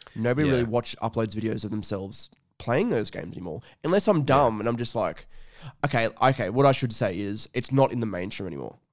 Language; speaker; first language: English; native; English